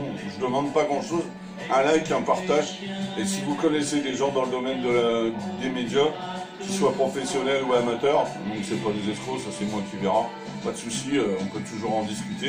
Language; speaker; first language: French; native; French